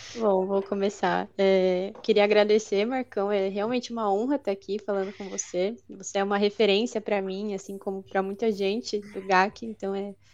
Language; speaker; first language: Portuguese; native; Portuguese